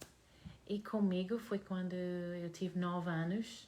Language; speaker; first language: Portuguese; non-native, learner; English